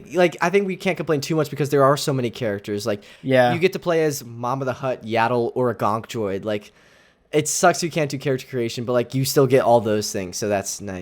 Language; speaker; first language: English; native; English